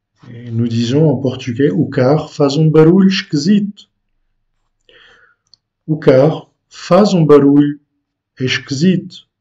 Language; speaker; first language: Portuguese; non-native, fluent; French